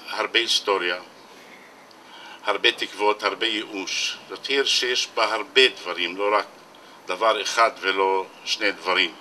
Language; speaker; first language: Hebrew; non-native, local second language; Arabic